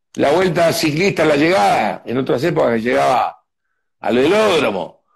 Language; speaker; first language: Spanish; native; Spanish